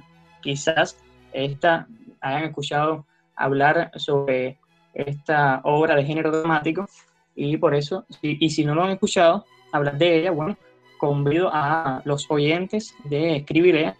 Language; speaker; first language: Spanish; native; Spanish